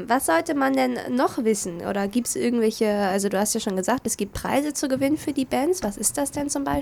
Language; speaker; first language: German; native; German